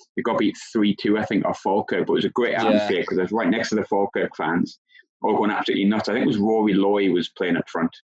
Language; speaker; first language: English; native; English